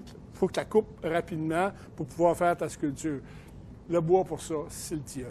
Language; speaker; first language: French; native; French